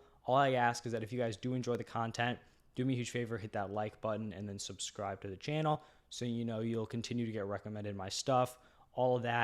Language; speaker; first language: English; native; English